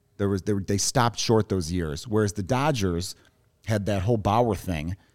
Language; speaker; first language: English; native; English